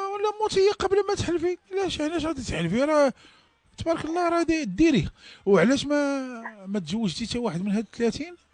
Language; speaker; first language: Arabic; native; Arabic